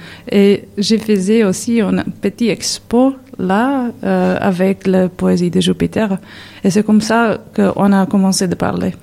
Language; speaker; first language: French; non-native, learner; Serbian